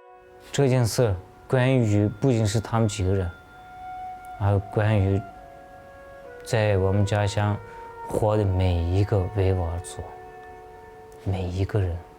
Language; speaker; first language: Chinese; non-native, local second language; Uyghur